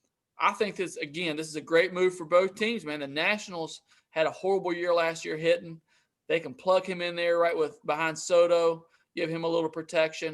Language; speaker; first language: English; native; English